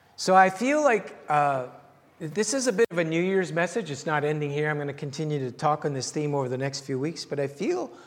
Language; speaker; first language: English; native; English